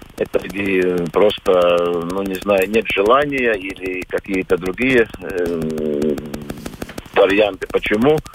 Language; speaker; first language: Russian; non-native, local second language; Latvian